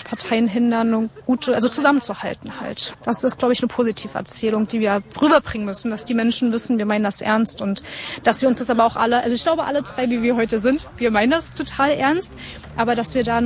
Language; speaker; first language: German; native; German